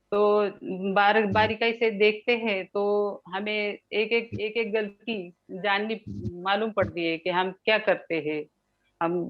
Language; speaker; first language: Hindi; non-native, fluent; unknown